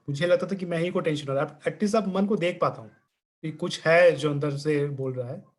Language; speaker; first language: Hindi; native; Hindi